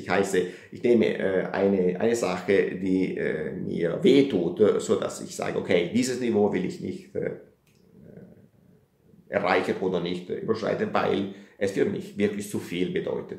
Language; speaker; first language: German; non-native, fluent; Italian